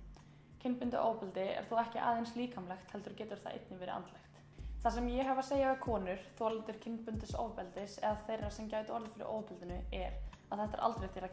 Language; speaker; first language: Icelandic; native; Icelandic